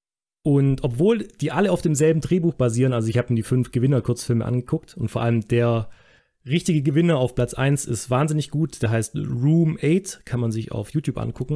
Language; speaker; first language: German; native; German